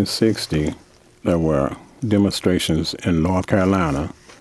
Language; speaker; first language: English; native; English